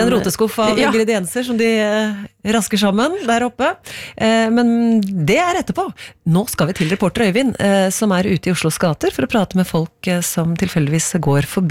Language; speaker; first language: Norwegian; native; Norwegian